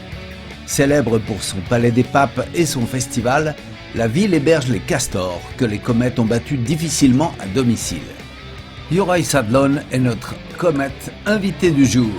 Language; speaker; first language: French; native; French